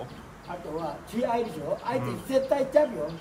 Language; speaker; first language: Japanese; non-native, learner; Thai